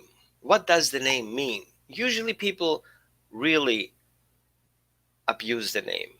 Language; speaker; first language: English; non-native, fluent; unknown